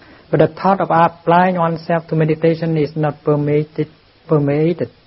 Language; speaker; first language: English; non-native, fluent; Vietnamese